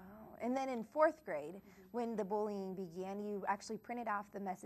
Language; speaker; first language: English; native; English